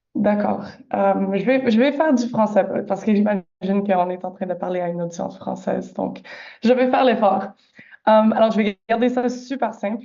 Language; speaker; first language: French; non-native, fluent; English